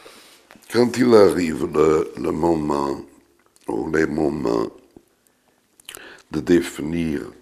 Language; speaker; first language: French; non-native, fluent; Portuguese